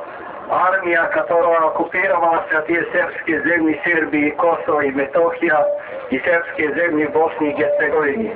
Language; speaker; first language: Russian; non-native, fluent; Serbian